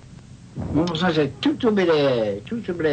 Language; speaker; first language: French; non-native, learner; English